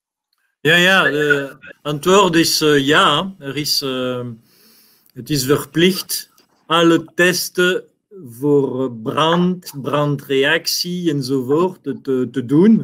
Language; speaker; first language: Dutch; non-native, learner; French